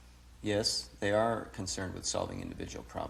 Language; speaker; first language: English; native; English